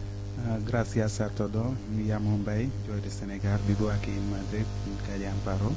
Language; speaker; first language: Spanish; non-native, learner; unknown